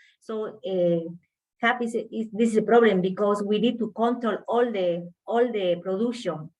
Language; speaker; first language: English; non-native, learner; Spanish